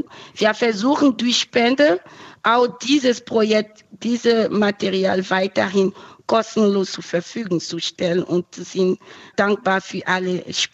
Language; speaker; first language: German; non-native, fluent; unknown